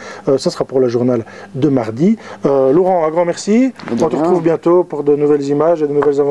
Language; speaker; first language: French; native; French